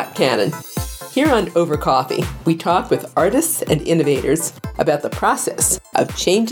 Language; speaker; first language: English; native; English